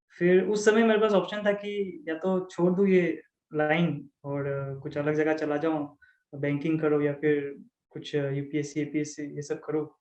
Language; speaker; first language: Hindi; non-native, local second language; Assamese